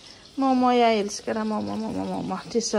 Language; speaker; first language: Danish; native; Danish